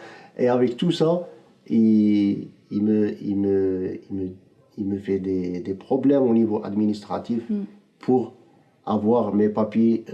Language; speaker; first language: French; non-native, fluent; Arabic